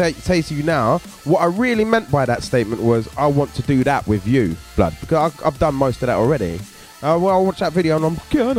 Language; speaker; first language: English; native; English